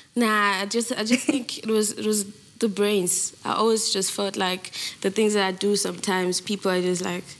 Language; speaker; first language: English; non-native, local second language; Zulu